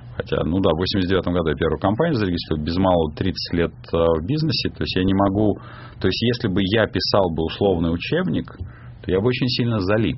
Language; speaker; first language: Russian; native; Russian